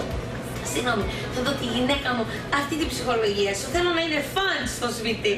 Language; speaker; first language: Greek; early bilingual, heritage; Greek